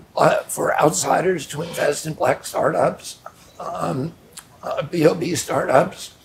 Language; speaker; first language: English; native; English